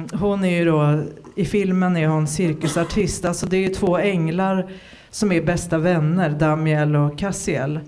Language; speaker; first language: Swedish; native; Swedish